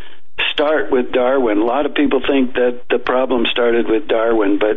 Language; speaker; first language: English; native; English